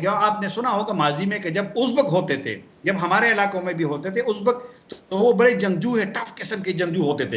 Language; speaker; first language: Hindi; non-native, local second language; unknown